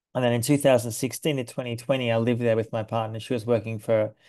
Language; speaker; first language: English; native; English